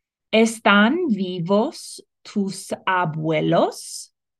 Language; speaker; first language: Spanish; non-native, fluent; English